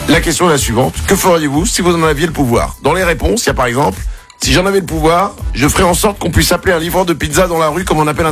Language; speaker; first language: French; native; French